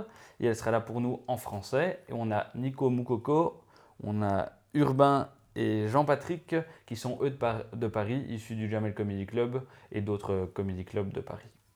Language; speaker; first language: French; native; French